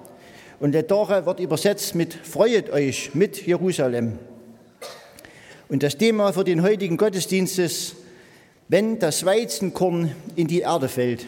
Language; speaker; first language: German; native; German